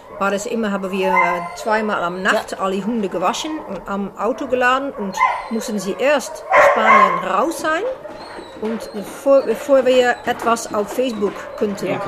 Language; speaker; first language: German; non-native, learner; Dutch